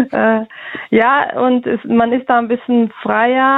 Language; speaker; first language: German; early bilingual, other home language; Russian